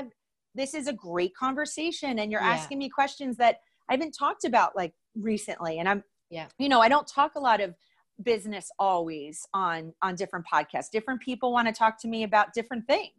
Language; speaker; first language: English; native; English